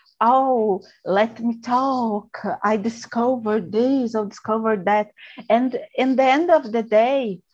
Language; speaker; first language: English; non-native, learner; Portuguese